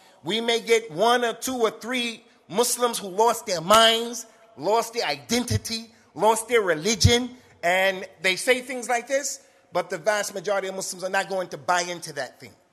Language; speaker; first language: English; native; English